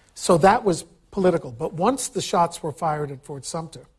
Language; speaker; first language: English; early bilingual, other home language; Ukrainian